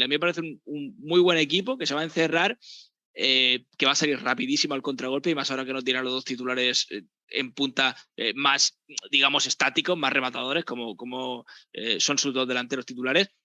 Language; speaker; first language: Spanish; native; Spanish